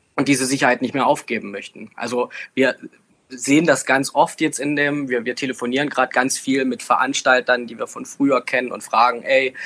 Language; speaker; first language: German; native; German